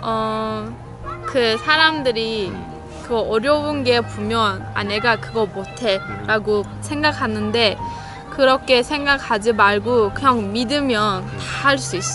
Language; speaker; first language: Korean; non-native, learner; Turkish